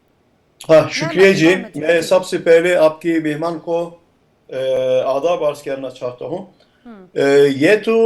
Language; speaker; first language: Hindi; non-native, fluent; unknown